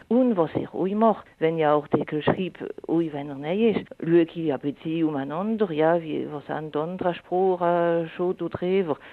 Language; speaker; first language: German; non-native, local second language; French